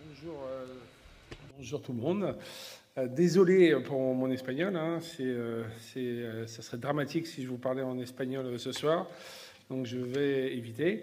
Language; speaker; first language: French; native; French